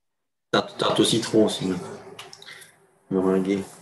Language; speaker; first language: French; native; French